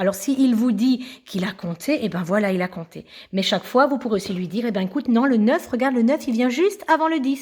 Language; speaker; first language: French; native; French